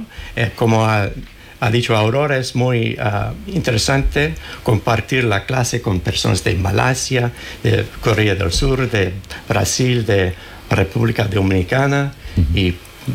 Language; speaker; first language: Spanish; non-native, fluent; English